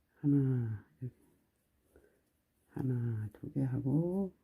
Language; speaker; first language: Korean; native; Korean